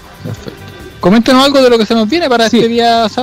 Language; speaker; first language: Spanish; native; Spanish